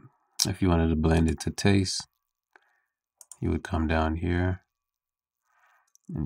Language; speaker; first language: English; native; English